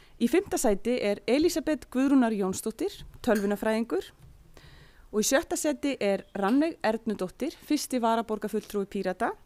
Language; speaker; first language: Icelandic; native; Icelandic